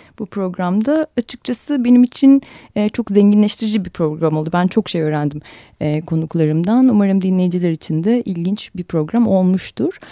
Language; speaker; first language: Turkish; native; Turkish